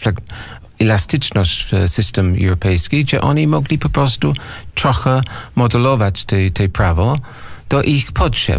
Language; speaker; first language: Polish; non-native, learner; English